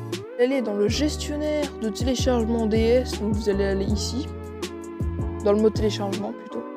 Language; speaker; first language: French; native; French